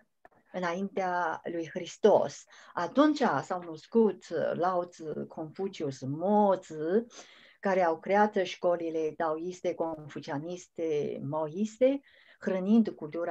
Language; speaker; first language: Romanian; non-native, fluent; Chinese